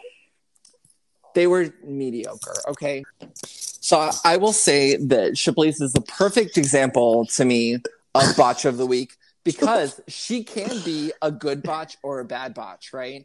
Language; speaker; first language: English; native; English